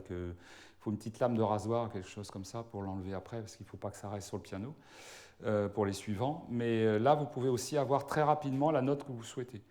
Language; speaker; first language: French; native; French